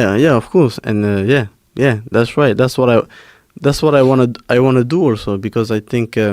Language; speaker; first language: English; non-native, fluent; French